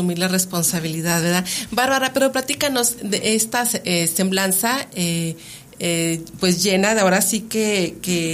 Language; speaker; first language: Spanish; native; Spanish